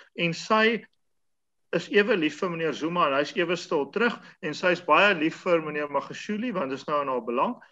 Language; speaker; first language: Afrikaans; native; Afrikaans